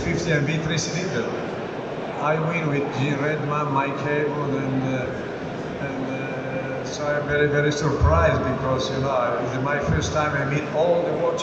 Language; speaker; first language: English; non-native, learner; Italian